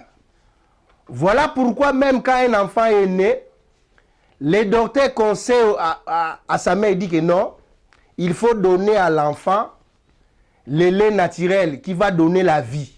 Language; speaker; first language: French; non-native, local second language; Lingala